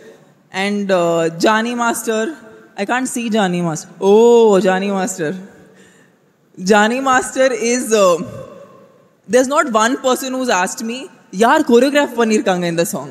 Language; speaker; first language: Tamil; non-native, fluent; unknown